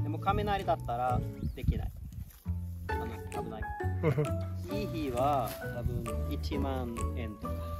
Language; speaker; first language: Japanese; non-native, fluent; Swedish